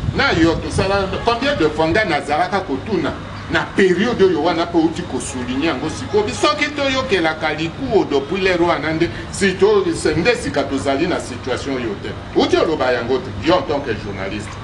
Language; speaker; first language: Lingala; native; Lingala